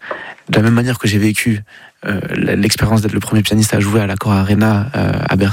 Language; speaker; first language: French; native; French